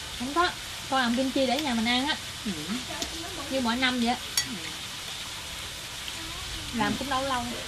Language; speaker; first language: Vietnamese; native; Vietnamese